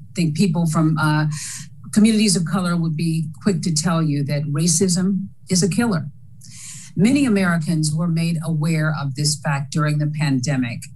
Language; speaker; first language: English; native; English